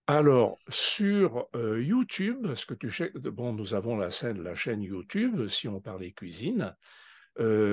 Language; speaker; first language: French; native; French